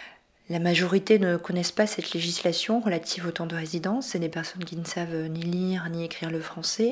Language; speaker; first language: French; native; French